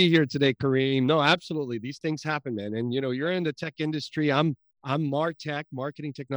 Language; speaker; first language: English; early bilingual, other home language; Portuguese